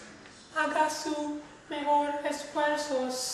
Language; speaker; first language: Spanish; non-native, learner; English